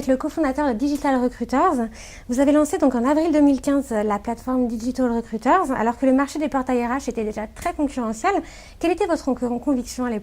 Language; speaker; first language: French; native; French